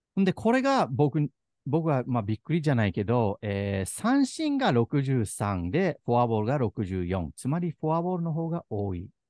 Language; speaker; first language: Japanese; native; Japanese